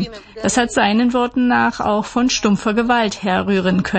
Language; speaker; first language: German; native; German